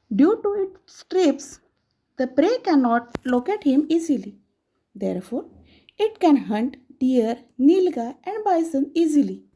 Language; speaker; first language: English; non-native, local second language; Marathi